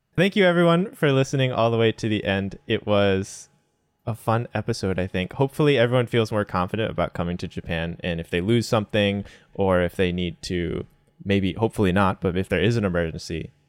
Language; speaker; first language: English; native; English